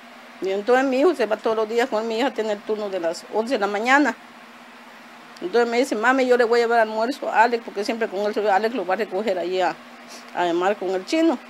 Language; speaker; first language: Spanish; native; Spanish